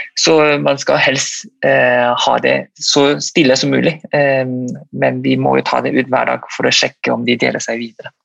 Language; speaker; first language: Norwegian; non-native, fluent; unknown